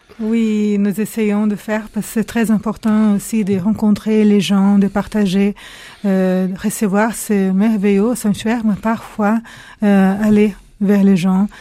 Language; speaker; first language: French; non-native, fluent; Portuguese